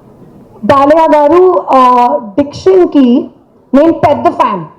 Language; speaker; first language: Telugu; non-native, local second language; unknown